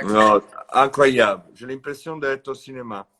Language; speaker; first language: French; non-native, fluent; Italian